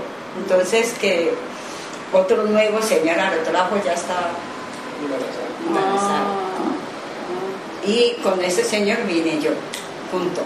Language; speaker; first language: Spanish; non-native, learner; Japanese